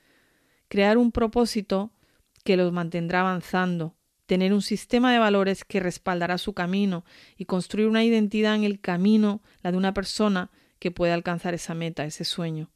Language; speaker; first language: Spanish; native; Spanish